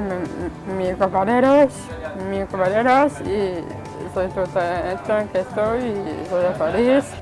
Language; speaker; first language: Spanish; non-native, local second language; Catalan